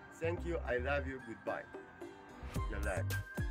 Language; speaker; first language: English; non-native, learner; Ukrainian